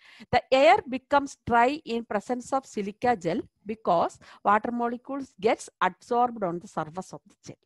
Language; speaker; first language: English; non-native, local second language; Malayalam